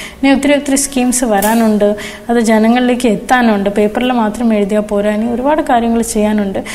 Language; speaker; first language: Malayalam; early bilingual, other home language; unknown